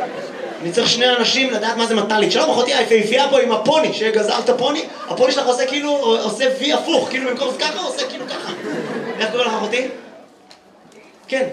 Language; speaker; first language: Hebrew; native; Hebrew